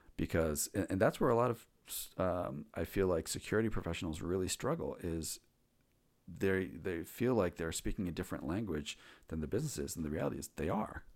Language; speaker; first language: English; native; English